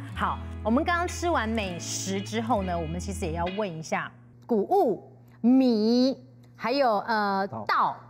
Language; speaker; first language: Chinese; native; Chinese